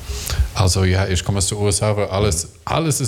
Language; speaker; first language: German; non-native, learner; English